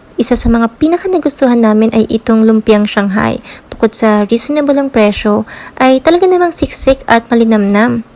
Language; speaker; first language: Filipino; native; Filipino